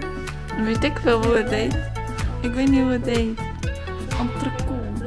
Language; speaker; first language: Dutch; early bilingual, other home language; Chinese